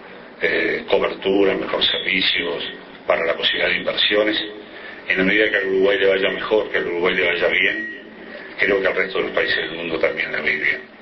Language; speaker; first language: Spanish; native; Spanish